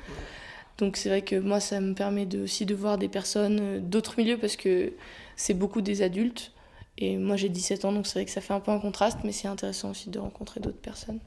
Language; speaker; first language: French; native; French